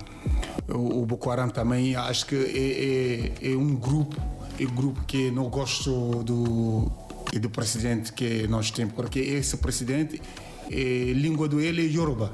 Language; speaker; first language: Portuguese; non-native, learner; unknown